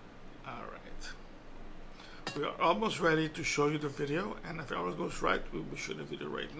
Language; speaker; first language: English; non-native, local second language; Papiamento